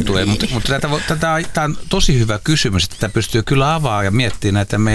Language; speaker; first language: Finnish; native; Finnish